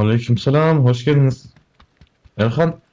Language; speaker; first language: Turkish; native; Turkish